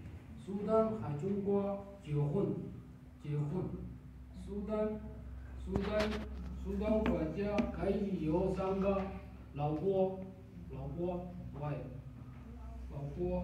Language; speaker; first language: Chinese; non-native, learner; Arabic